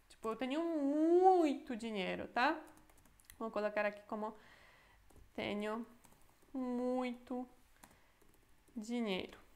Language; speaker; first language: Portuguese; non-native, fluent; Polish